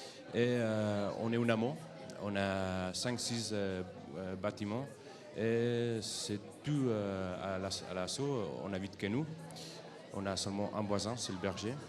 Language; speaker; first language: French; non-native, fluent; Catalan